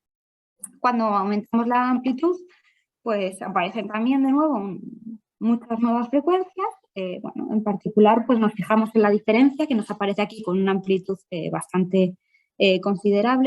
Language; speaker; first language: Spanish; native; Spanish